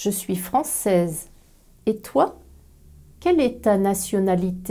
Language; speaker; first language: French; native; French